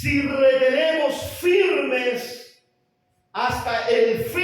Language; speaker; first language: Spanish; native; Spanish